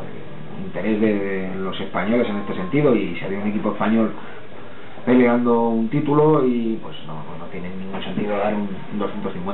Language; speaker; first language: Spanish; native; Spanish